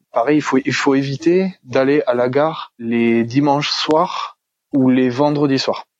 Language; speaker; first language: French; native; French